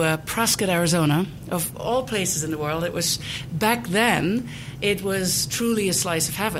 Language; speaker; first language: English; non-native, fluent; Dutch